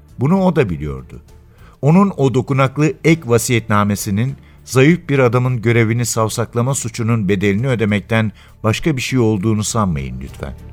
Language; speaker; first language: Turkish; native; Turkish